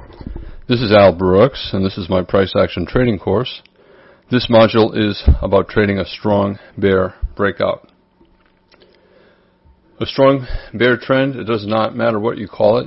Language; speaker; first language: English; native; English